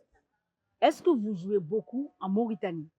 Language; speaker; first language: French; non-native, local second language; Arabic